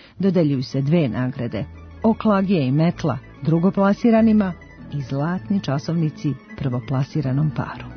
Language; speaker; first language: Serbian; native; Serbian